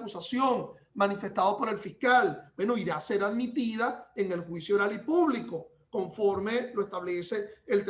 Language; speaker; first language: Spanish; native; Spanish